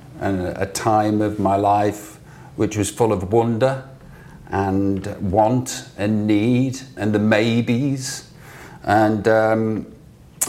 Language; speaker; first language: English; native; English